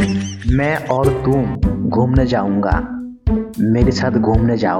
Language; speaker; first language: Hindi; non-native, learner; Bangla